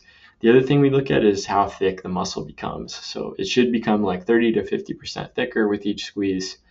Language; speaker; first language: English; native; English